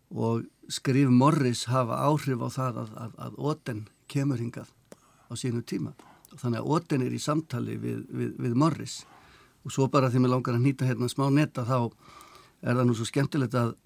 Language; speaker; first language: Icelandic; native; Icelandic